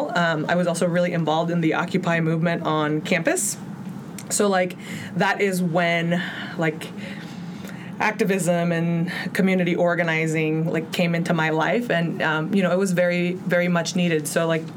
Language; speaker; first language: English; early bilingual, other home language; Spanish